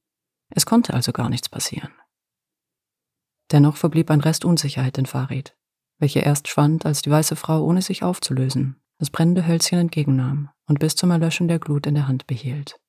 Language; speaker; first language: German; native; German